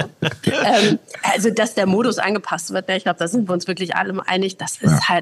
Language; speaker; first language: German; native; German